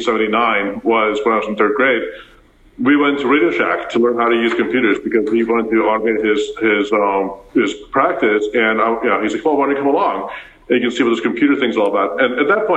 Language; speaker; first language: English; early bilingual, other home language; Afrikaans